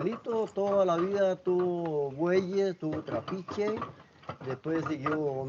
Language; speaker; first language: Spanish; native; Spanish